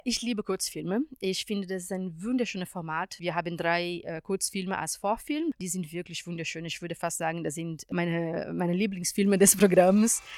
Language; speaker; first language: German; non-native, fluent; Portuguese